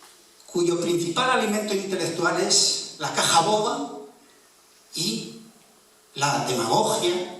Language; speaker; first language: Spanish; native; Spanish